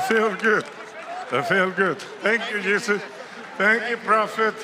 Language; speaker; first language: English; non-native, fluent; Spanish